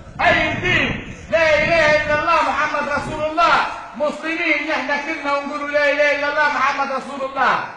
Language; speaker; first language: Arabic; native; Arabic